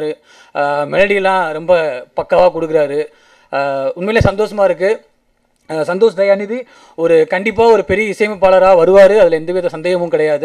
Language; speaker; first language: Tamil; native; Tamil